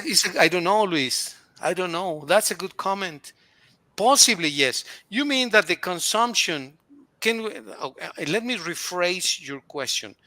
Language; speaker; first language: English; non-native, fluent; Spanish